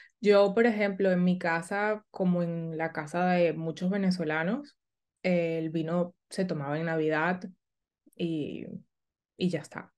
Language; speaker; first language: Spanish; native; Spanish